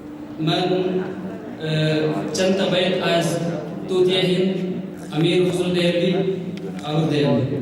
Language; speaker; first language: Persian; non-native, learner; Hindi